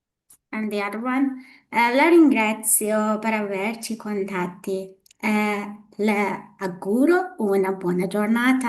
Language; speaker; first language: Italian; non-native, learner; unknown